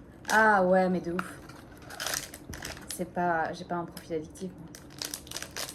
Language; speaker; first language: French; native; French